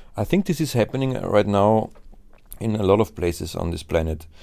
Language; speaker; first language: English; non-native, fluent; German